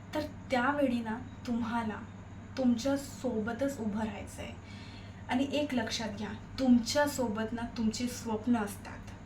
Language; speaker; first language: Marathi; non-native, local second language; Hindi